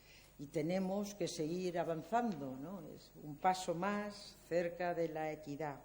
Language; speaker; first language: Spanish; native; Spanish